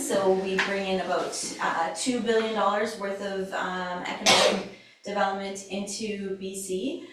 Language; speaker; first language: English; native; English